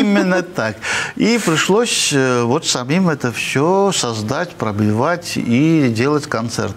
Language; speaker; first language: Russian; non-native, fluent; Armenian